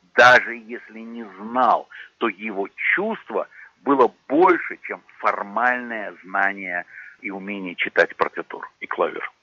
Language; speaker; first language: Russian; native; Russian